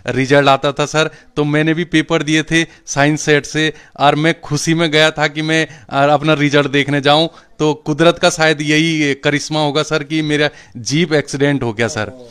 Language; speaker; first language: Hindi; non-native, local second language; Garhwali